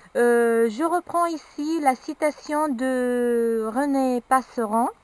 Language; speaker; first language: French; non-native, local second language; Arabic